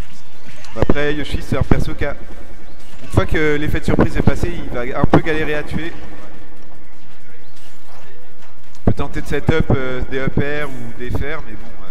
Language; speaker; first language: French; native; French